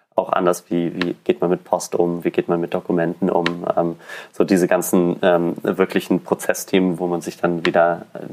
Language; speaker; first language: German; native; German